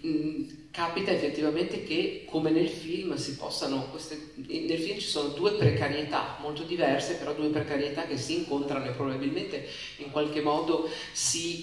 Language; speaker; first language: Italian; native; Italian